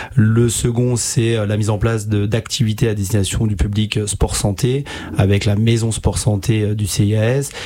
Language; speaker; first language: French; native; French